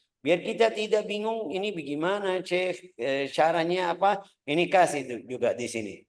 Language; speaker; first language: Indonesian; non-native, fluent; Arabic